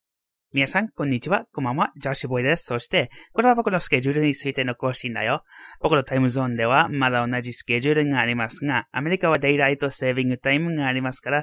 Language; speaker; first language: Japanese; non-native, learner; English